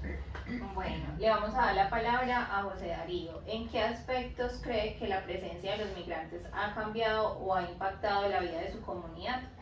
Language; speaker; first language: Spanish; native; Spanish